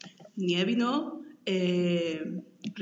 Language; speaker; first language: Russian; non-native, learner; Spanish